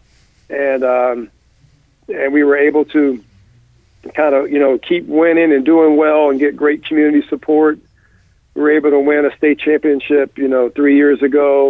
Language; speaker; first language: English; native; English